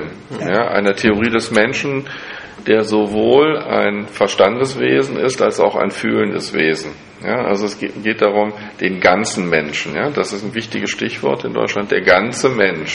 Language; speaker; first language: German; non-native, fluent; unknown